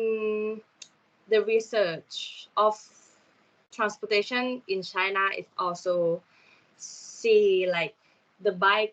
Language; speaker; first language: English; non-native, learner; Thai